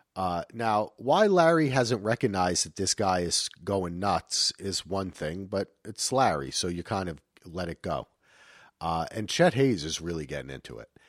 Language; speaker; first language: English; native; English